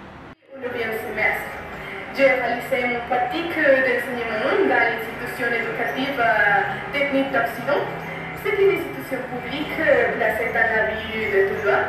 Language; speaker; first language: French; non-native, learner; Spanish